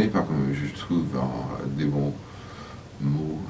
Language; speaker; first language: French; non-native, fluent; English